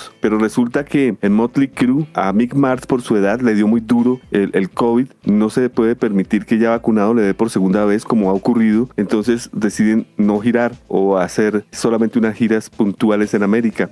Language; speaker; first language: Spanish; native; Spanish